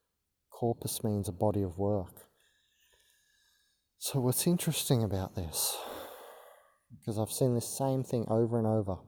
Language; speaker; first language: English; native; English